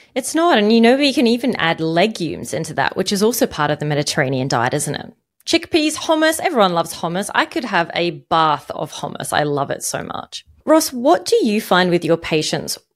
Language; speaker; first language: English; non-native, fluent; Arabic